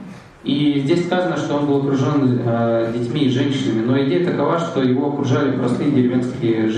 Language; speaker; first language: Russian; native; Russian